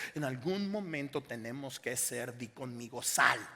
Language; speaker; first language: Spanish; native; Spanish